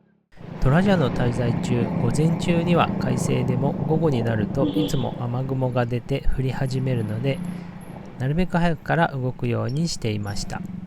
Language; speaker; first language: Japanese; native; Japanese